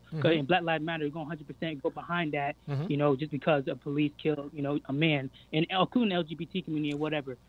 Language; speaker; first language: English; native; English